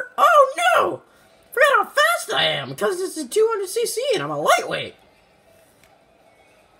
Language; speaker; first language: English; native; English